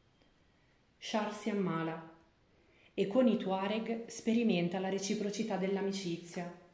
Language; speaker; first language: Italian; native; Italian